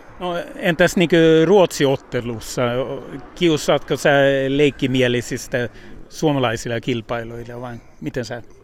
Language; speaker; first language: Finnish; early bilingual, heritage; Finnish